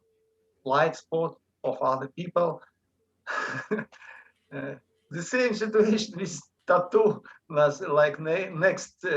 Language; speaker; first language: English; non-native, learner; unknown